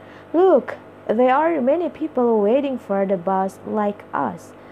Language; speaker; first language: English; non-native, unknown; Indonesian